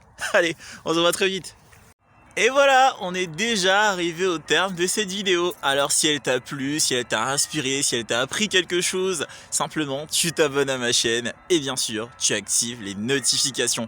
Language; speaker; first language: French; native; French